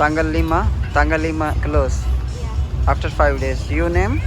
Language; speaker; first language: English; non-native, learner; Urdu